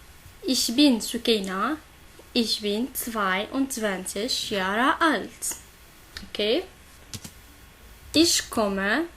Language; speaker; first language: German; non-native, learner; Arabic